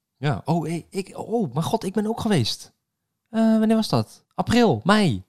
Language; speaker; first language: Dutch; native; Dutch